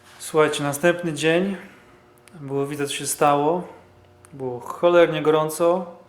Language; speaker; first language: Polish; early bilingual, heritage; Polish